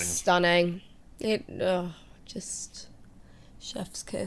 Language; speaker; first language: English; native; English